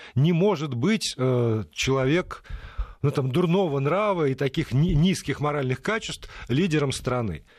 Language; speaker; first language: Russian; native; Russian